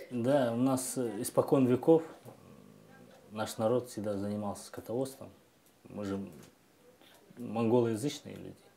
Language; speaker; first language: Russian; non-native, local second language; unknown